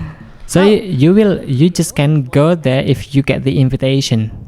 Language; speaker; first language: English; non-native, fluent; Indonesian